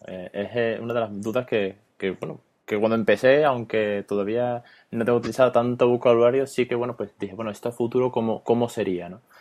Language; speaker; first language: Spanish; native; Spanish